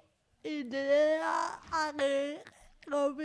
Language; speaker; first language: Spanish; non-native, learner; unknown